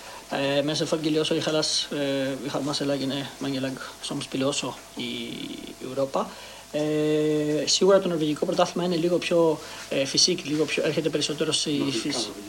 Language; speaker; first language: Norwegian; non-native, learner; Greek